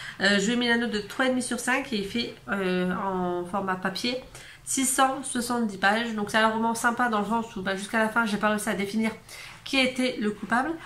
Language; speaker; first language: French; native; French